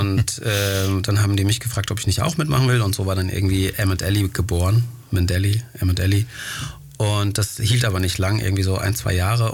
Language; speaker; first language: German; early bilingual, other home language; Greek